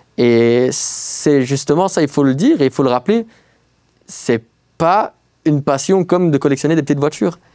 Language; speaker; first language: French; native; French